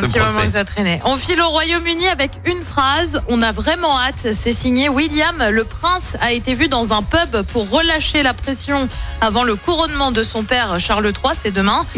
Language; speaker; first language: French; native; French